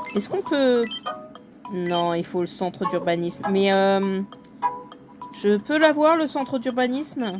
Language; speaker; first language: French; native; French